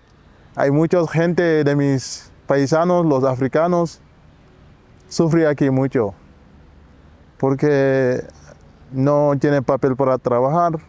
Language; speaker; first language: Spanish; non-native, learner; Wolof